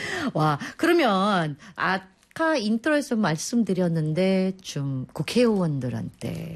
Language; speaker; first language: Korean; native; Korean